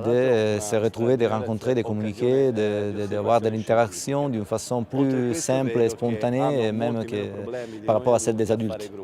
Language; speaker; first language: French; non-native, fluent; Italian